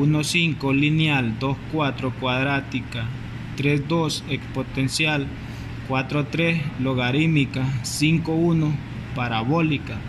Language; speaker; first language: Spanish; native; Spanish